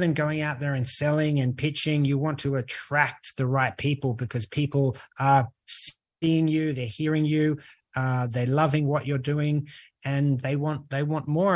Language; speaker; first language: English; native; English